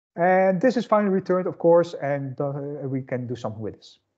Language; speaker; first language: English; non-native, fluent; Dutch